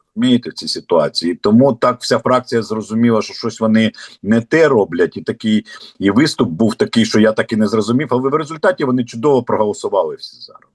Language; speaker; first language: Ukrainian; non-native, local second language; Russian